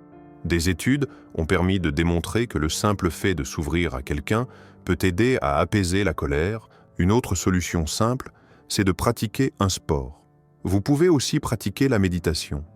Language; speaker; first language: French; native; French